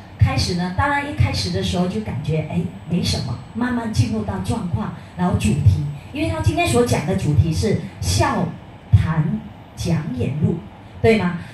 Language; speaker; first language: Chinese; native; Chinese